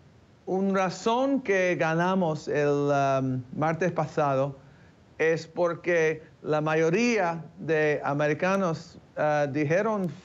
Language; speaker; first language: Spanish; early bilingual, heritage; English